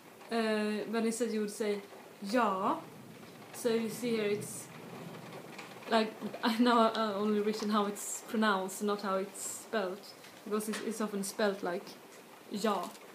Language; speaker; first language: English; non-native, fluent; Swedish